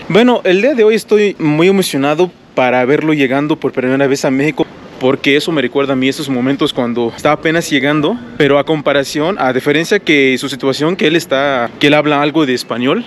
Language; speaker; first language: Spanish; non-native, fluent; Arabic